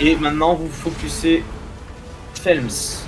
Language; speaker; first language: French; native; French